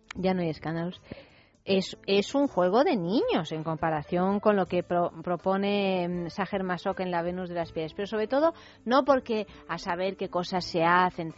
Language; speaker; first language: Spanish; native; Spanish